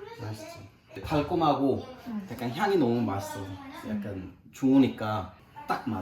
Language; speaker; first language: Korean; non-native, learner; Swedish